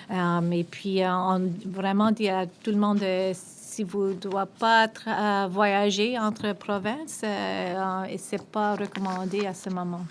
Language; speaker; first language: French; non-native, local second language; English